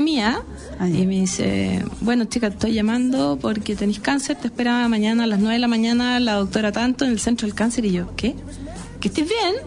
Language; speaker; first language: Spanish; native; Spanish